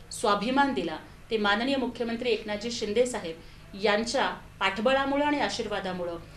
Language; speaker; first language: Marathi; non-native, local second language; Telugu